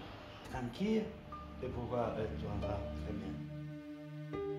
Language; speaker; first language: French; non-native, learner; Italian